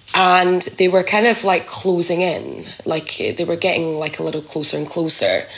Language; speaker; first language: English; native; English